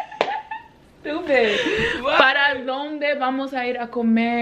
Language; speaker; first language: Spanish; early bilingual, heritage; Spanish